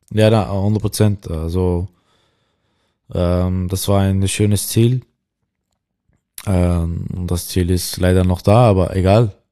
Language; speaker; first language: German; non-native, learner; Dutch